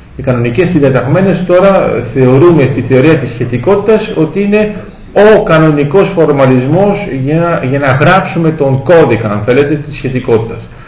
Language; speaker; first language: Greek; early bilingual, heritage; Greek